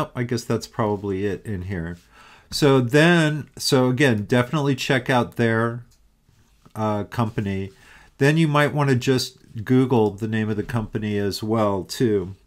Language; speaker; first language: English; native; English